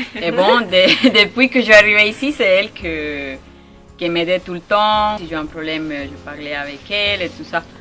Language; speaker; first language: French; non-native, learner; Spanish